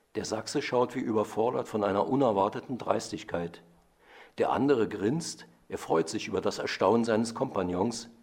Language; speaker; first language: German; native; German